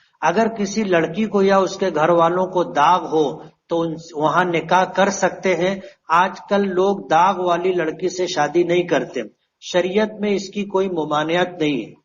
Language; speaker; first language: Urdu; native; Urdu